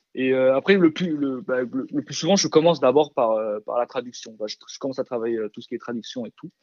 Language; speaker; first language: French; early bilingual, other home language; Korean